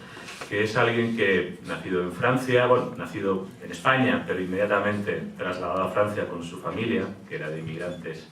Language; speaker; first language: Spanish; native; Spanish